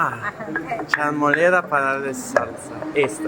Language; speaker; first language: Spanish; non-native, learner; Italian